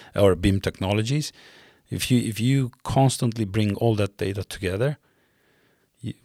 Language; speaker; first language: English; non-native, fluent; Turkish